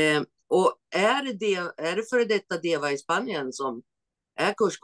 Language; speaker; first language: Swedish; native; Swedish